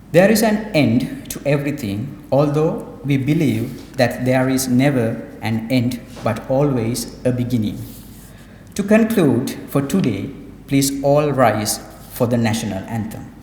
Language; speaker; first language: English; non-native, local second language; Sinhala